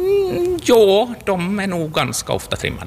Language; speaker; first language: Swedish; native; Swedish